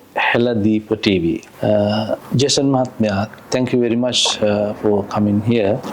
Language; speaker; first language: English; non-native, local second language; Sinhala